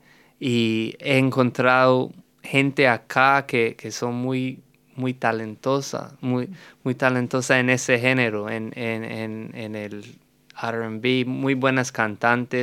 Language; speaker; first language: Spanish; non-native, fluent; English